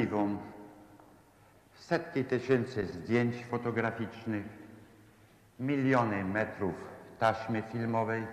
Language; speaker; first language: Polish; native; Polish